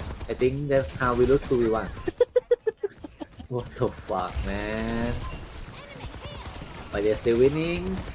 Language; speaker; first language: English; non-native, learner; Thai